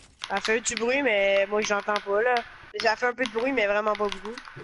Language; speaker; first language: French; native; French